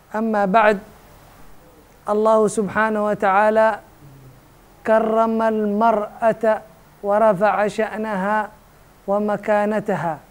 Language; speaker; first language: Arabic; non-native, fluent; Indonesian